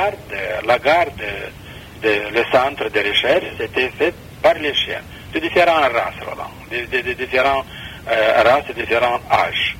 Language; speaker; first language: French; non-native, fluent; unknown